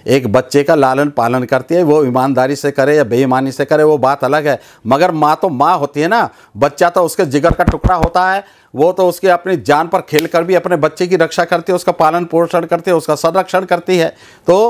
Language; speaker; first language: Hindi; native; Hindi